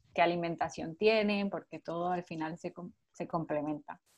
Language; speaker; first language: Spanish; native; Spanish